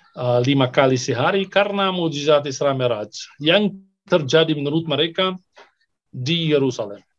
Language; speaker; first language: Indonesian; non-native, fluent; Arabic